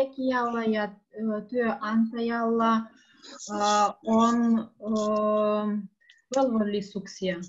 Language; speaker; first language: Finnish; non-native, learner; Russian